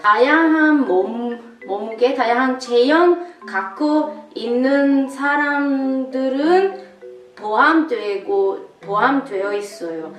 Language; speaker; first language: Korean; non-native, learner; Italian